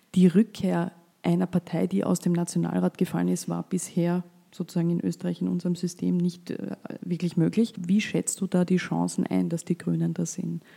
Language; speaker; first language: German; native; German